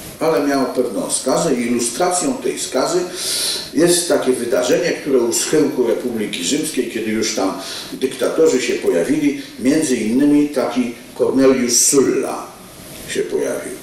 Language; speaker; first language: Polish; native; Polish